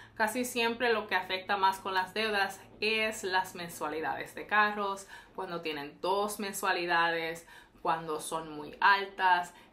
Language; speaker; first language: Spanish; early bilingual, heritage; Spanish